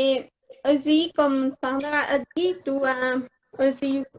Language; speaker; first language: French; non-native, learner; Spanish